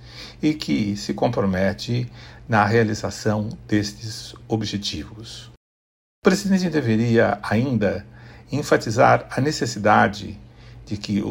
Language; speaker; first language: Portuguese; native; Portuguese